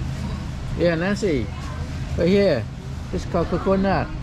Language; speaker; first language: English; non-native, learner; Iu Mien